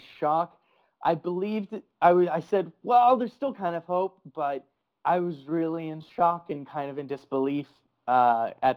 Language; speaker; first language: English; native; English